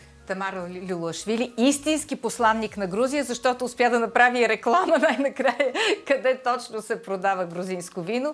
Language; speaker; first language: Bulgarian; native; Bulgarian